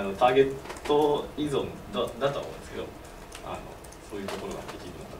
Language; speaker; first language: Japanese; native; Japanese